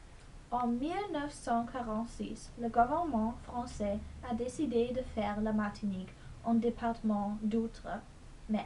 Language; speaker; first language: French; non-native, learner; English